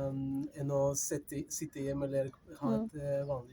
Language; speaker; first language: Norwegian; non-native, fluent; Spanish